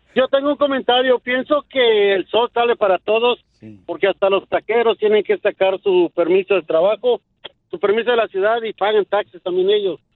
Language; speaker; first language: Spanish; non-native, local second language; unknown